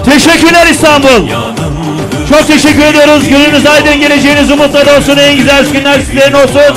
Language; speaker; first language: Turkish; native; Turkish